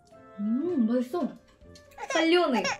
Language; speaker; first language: Russian; non-native, fluent; Korean